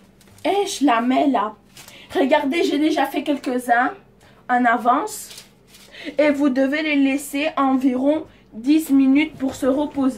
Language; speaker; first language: French; non-native, learner; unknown